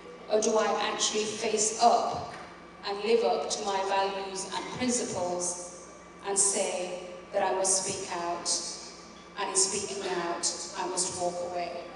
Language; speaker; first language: English; early bilingual, other home language; Urdu